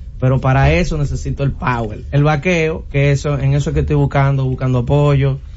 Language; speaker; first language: Spanish; native; Spanish